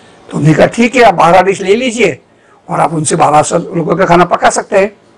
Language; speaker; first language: Hindi; non-native, fluent; Gujarati